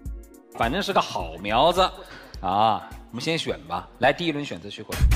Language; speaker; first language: Chinese; native; Chinese